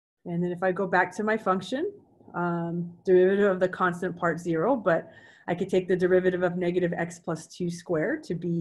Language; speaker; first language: English; native; English